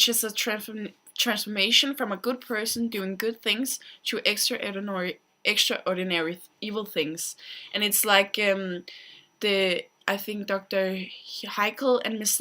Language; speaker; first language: English; non-native, fluent; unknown